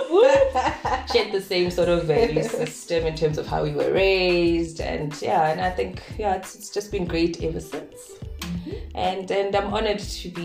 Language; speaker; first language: English; non-native, local second language; Zulu